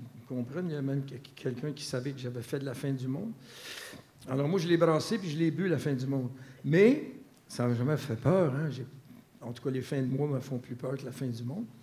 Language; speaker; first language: French; native; French